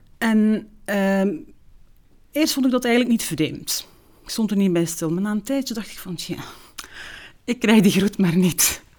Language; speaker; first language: Dutch; early bilingual, other home language; Turkish